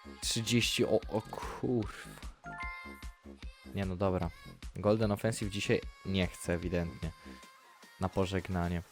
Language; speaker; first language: Polish; native; Polish